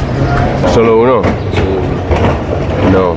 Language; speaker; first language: Spanish; non-native, fluent; English